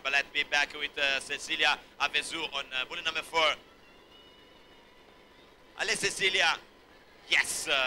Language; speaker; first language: English; non-native, fluent; Italian